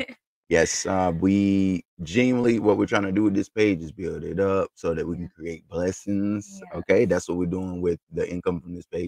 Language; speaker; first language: English; native; English